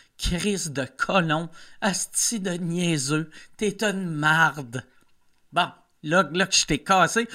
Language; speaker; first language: French; native; French